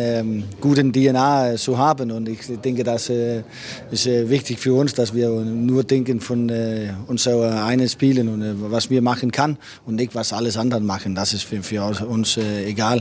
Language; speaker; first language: German; non-native, fluent; Danish